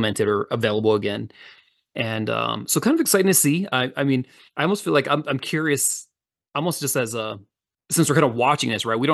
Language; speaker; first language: English; native; English